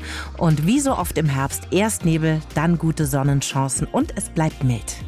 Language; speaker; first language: German; native; German